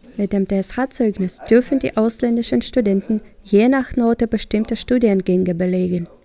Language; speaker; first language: German; native; German